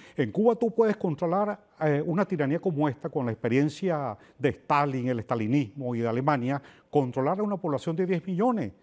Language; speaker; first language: Spanish; native; Spanish